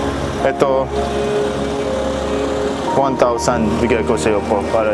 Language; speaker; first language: Filipino; non-native, learner; Arabic